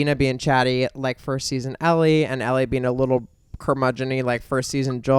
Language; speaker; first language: English; native; English